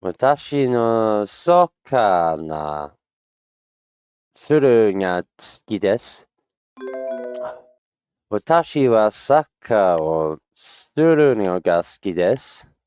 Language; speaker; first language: Japanese; non-native, learner; English